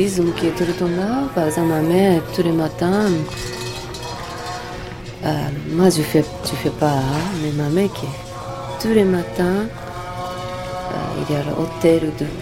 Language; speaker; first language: French; non-native, learner; Japanese